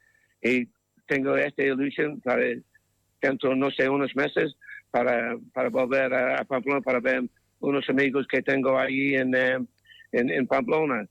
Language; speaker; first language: Spanish; non-native, learner; English